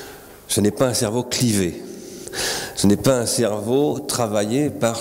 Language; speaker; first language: French; native; French